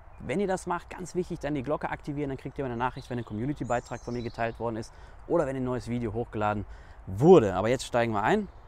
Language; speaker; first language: German; native; German